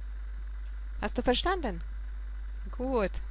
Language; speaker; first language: German; non-native, fluent; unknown